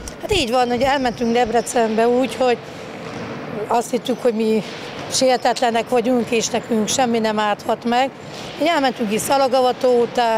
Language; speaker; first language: Hungarian; native; Hungarian